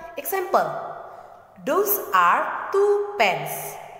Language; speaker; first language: English; non-native, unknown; Indonesian